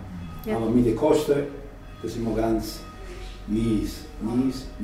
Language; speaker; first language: German; non-native, learner; Italian